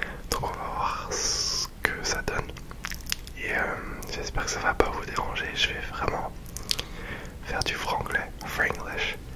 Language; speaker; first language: French; early bilingual, heritage; French